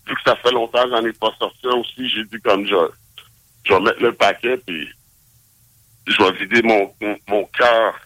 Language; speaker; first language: French; native; French